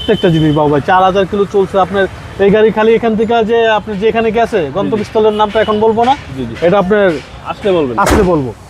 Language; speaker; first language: Bangla; native; Bangla